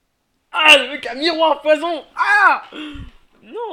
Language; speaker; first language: French; native; French